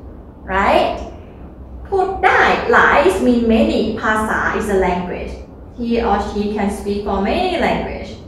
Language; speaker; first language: English; non-native, learner; Thai